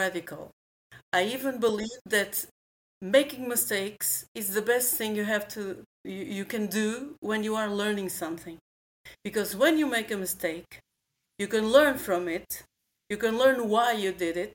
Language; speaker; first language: English; non-native, fluent; Portuguese